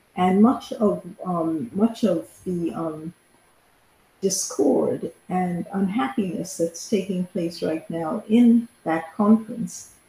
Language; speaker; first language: English; native; English